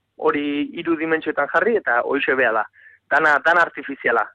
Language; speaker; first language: Basque; native; Basque